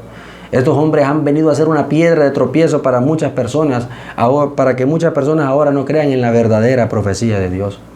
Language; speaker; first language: Spanish; native; Spanish